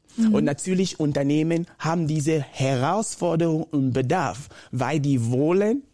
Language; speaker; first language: German; non-native, fluent; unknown